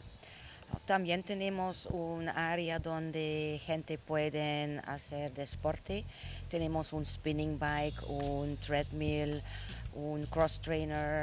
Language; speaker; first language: Spanish; non-native, learner; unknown